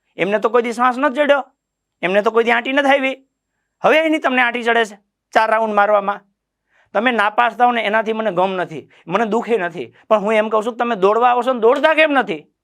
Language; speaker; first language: Gujarati; native; Gujarati